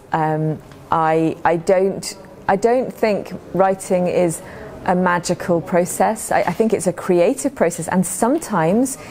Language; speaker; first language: English; native; English